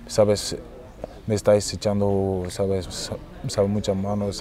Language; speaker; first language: Spanish; non-native, fluent; Arabic